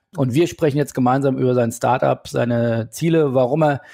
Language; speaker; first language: German; native; German